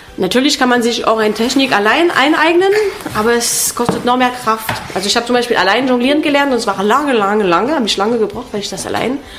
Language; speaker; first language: German; non-native, fluent; French